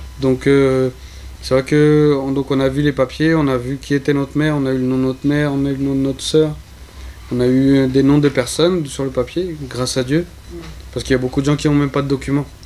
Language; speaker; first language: French; early bilingual, other home language; Spanish